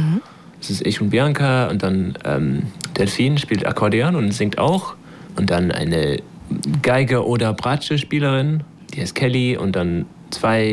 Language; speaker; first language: German; non-native, fluent; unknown